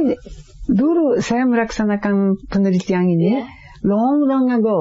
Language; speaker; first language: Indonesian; non-native, fluent; Japanese